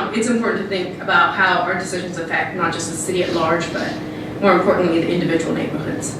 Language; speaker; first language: English; native; English